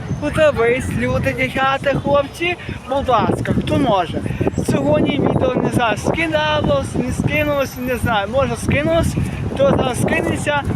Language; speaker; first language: Ukrainian; native; Ukrainian